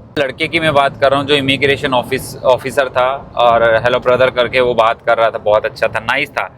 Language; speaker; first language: Hindi; native; Hindi